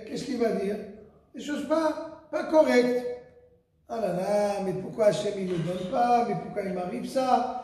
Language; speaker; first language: French; native; French